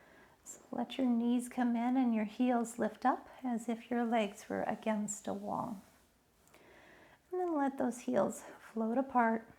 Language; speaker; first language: English; native; English